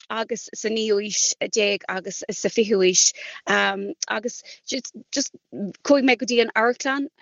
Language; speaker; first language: Irish; non-native, local second language; English